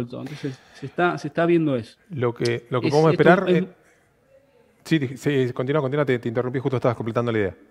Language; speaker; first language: Spanish; native; Spanish